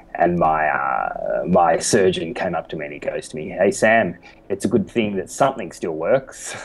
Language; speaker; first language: English; native; English